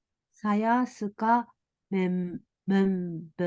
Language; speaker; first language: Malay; non-native, learner; Japanese